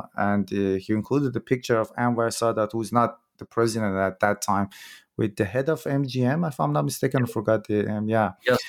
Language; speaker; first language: English; non-native, fluent; Persian